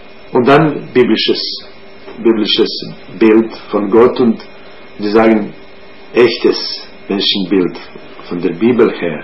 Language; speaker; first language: German; non-native, fluent; Croatian